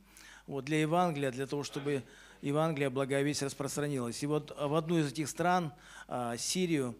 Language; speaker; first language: Russian; native; Russian